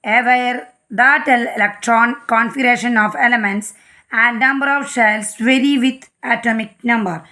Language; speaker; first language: English; non-native, local second language; Malayalam